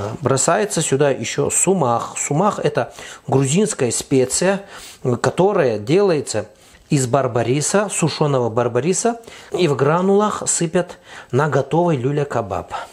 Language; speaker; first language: Russian; non-native, fluent; Azerbaijani